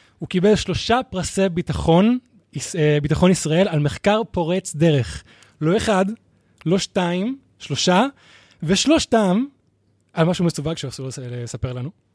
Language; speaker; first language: Hebrew; native; Hebrew